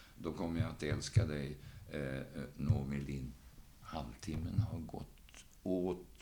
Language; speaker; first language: Swedish; native; Swedish